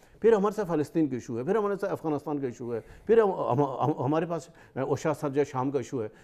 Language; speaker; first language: Urdu; non-native, local second language; Pahari-Potwari